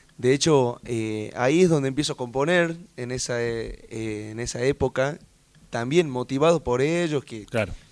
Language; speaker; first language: Spanish; native; Spanish